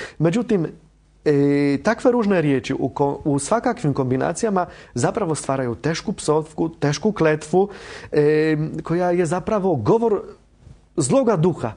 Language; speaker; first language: Croatian; non-native, fluent; Polish